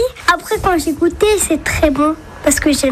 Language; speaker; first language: French; early bilingual, other home language; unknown